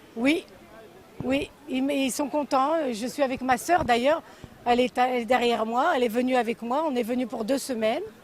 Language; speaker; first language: French; native; French